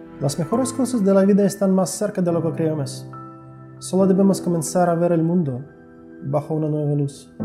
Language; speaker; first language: Spanish; non-native, fluent; Russian